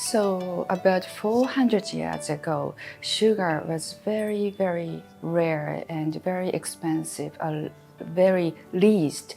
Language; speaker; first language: English; non-native, fluent; Japanese